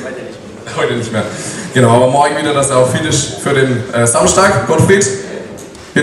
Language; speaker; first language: German; native; German